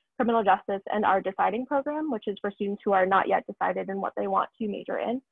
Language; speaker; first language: English; native; English